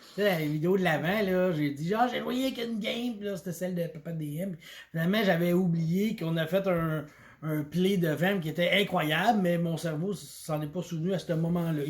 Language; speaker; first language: French; native; French